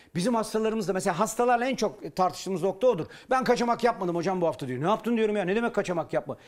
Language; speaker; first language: Turkish; native; Turkish